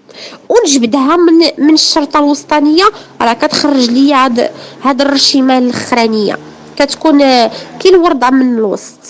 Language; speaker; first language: Arabic; native; Arabic